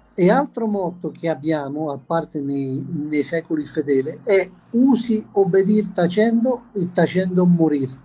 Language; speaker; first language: Italian; native; Italian